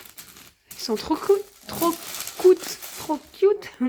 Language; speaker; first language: French; native; French